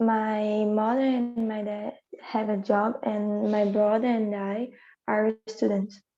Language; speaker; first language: English; non-native, learner; Portuguese